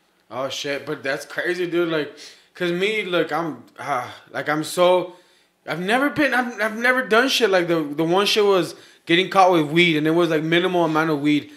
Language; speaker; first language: English; early bilingual, other home language; Spanish